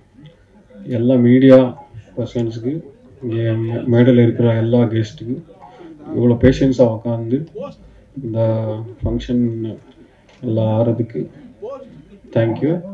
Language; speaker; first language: Tamil; non-native, learner; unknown